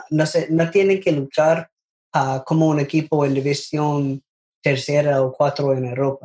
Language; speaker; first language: Spanish; non-native, learner; English